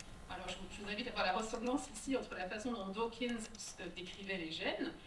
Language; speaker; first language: French; native; French